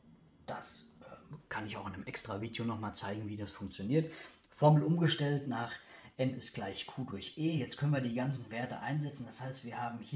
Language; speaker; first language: German; native; German